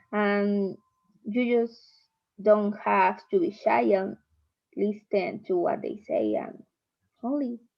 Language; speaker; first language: English; non-native, learner; Spanish